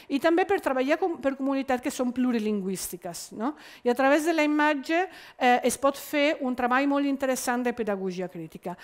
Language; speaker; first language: Catalan; non-native, fluent; Italian